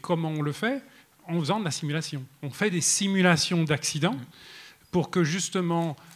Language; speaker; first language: French; native; French